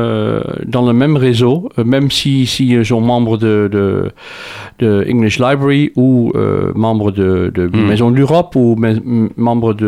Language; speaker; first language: French; non-native, fluent; Dutch